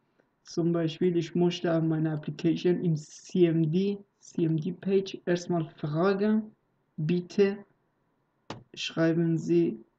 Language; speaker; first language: German; non-native, learner; Persian